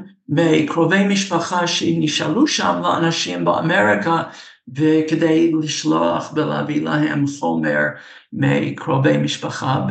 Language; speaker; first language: Hebrew; non-native, fluent; English